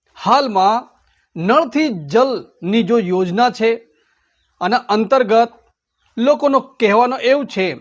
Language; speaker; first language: Gujarati; native; Gujarati